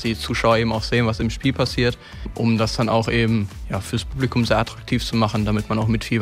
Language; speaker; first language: German; native; German